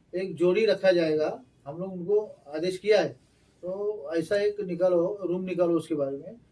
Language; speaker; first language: Hindi; non-native, local second language; Marathi